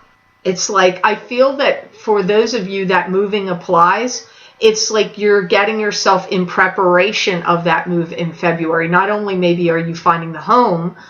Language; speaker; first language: English; native; English